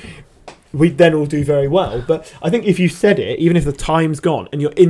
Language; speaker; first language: English; native; English